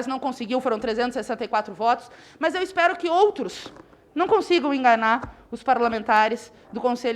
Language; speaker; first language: Portuguese; native; Portuguese